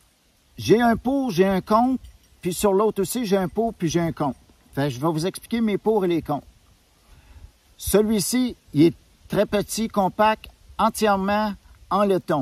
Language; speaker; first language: French; native; French